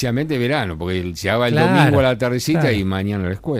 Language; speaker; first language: Spanish; native; Spanish